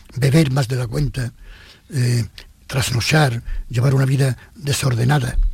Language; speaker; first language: Spanish; native; Spanish